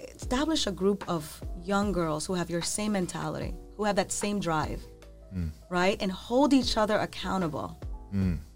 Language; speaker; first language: English; early bilingual, other home language; Spanish